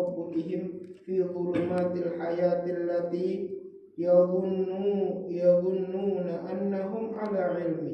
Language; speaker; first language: Arabic; non-native, learner; Indonesian